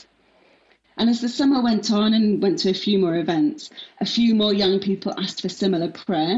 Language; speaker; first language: English; native; English